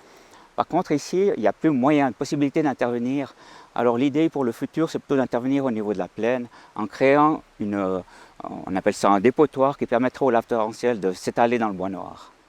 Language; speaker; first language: French; native; French